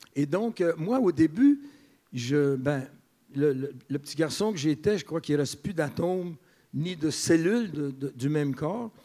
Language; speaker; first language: French; native; French